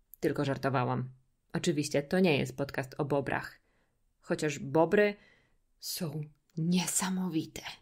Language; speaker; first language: Polish; native; Polish